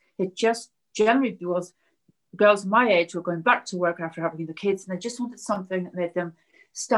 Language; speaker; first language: English; native; English